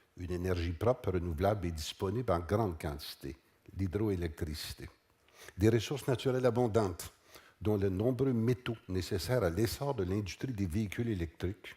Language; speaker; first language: French; native; French